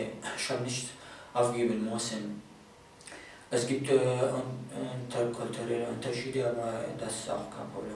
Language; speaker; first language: German; non-native, fluent; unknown